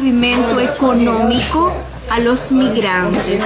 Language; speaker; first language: Portuguese; non-native, learner; Spanish